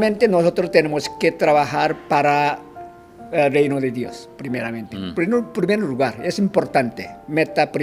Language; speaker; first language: Spanish; non-native, fluent; Korean